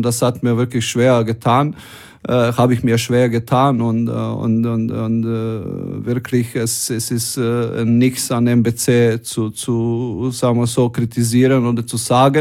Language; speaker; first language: German; non-native, fluent; Croatian